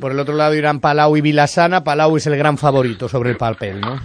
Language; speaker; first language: Spanish; native; Spanish